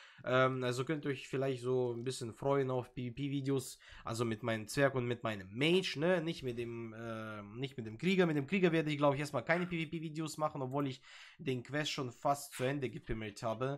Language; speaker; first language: German; native; German